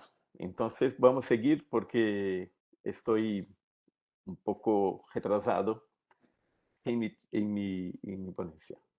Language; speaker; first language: Spanish; non-native, learner; Portuguese